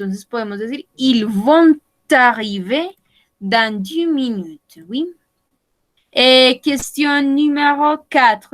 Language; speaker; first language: French; non-native, fluent; Spanish